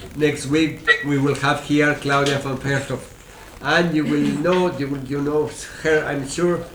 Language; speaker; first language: English; non-native, fluent; Spanish